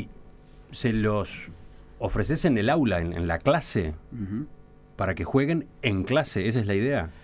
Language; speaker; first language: Spanish; native; Spanish